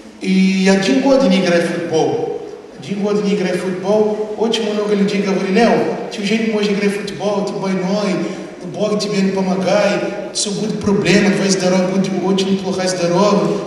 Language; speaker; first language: Russian; non-native, learner; Portuguese